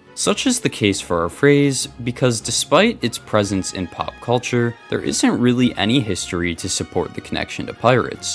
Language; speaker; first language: English; native; English